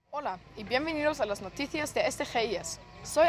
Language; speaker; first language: Spanish; non-native, learner; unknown